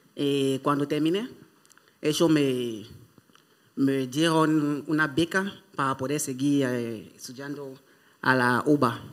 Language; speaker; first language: Spanish; non-native, fluent; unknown